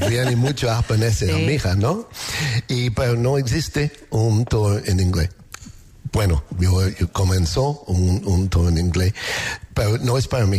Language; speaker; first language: Spanish; non-native, learner; English